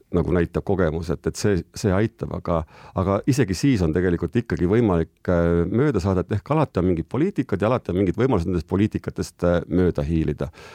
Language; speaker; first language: Estonian; native; Estonian